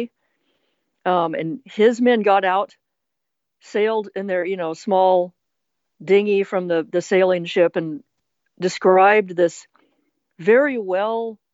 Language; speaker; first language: English; native; English